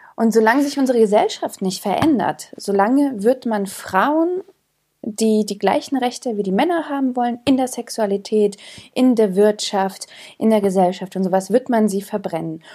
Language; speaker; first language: German; early bilingual, other home language; Croatian